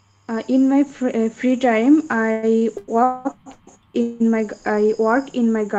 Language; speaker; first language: English; non-native, learner; Bangla